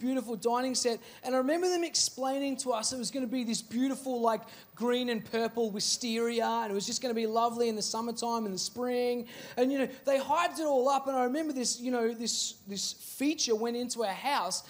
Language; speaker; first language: English; native; English